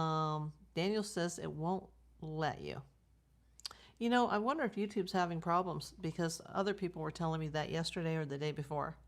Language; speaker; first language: English; native; English